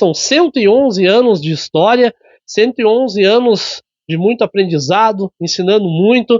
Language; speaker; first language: Portuguese; native; Portuguese